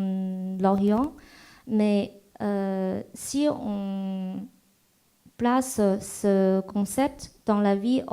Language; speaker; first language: French; non-native, fluent; Chinese